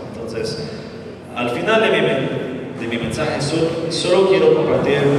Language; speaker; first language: Spanish; non-native, fluent; English